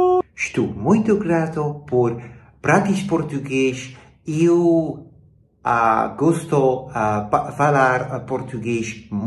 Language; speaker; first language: Portuguese; non-native, learner; Dutch